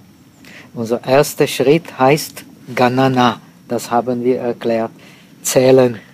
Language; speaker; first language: German; non-native, fluent; Czech